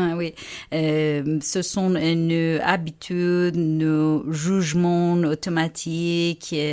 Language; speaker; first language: French; non-native, fluent; Persian